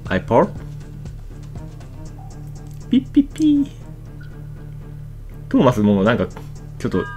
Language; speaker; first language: Japanese; native; Japanese